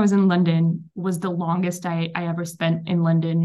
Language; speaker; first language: English; non-native, fluent; Hebrew